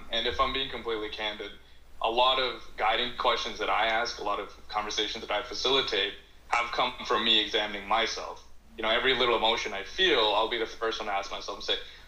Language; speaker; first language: English; native; English